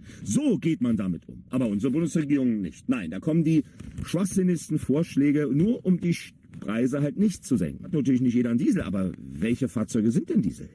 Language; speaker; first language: German; native; German